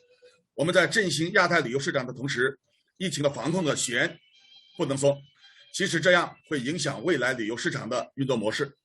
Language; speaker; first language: Chinese; native; Chinese